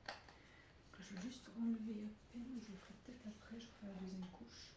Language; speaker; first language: French; native; French